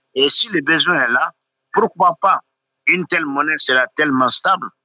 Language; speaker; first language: French; non-native, local second language; Bambara